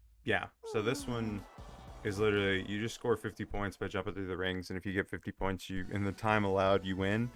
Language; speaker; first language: English; native; English